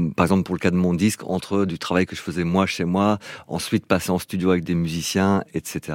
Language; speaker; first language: French; non-native, fluent; English